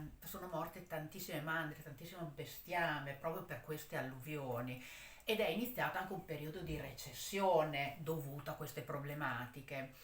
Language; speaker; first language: Italian; native; Italian